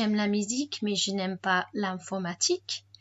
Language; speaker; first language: French; non-native, fluent; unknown